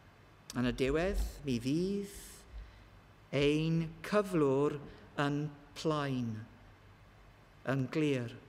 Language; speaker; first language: Welsh; non-native, learner; English